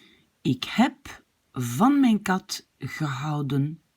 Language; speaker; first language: Dutch; non-native, fluent; French